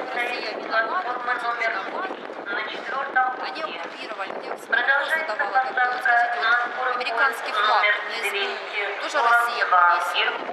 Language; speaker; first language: Russian; native; Russian